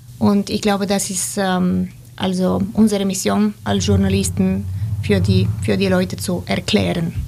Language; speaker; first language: German; non-native, fluent; Bulgarian